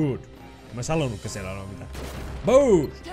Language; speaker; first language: Finnish; native; Finnish